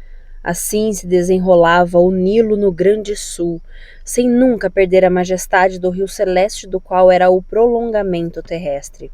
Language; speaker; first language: Portuguese; native; Portuguese